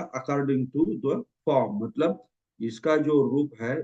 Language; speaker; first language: Hindi; non-native, local second language; Marathi